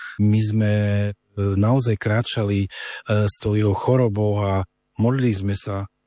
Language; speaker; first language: Slovak; native; Slovak